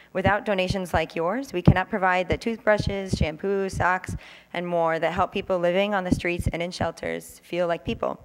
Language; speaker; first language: English; native; English